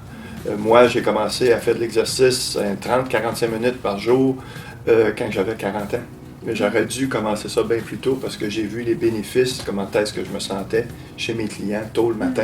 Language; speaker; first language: French; native; French